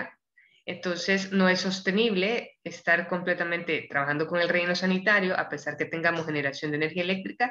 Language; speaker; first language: Spanish; native; Spanish